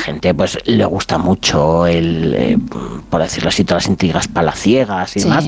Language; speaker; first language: Spanish; native; Spanish